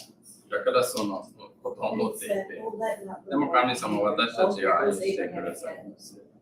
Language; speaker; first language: Japanese; non-native, learner; English